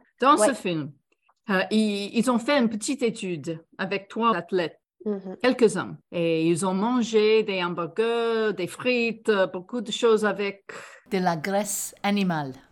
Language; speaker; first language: French; non-native, fluent; English